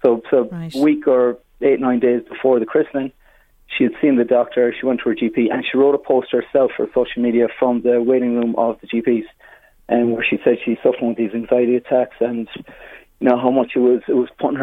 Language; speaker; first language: English; native; English